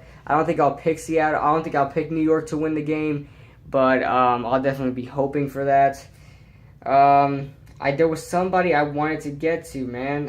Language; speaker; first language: English; native; English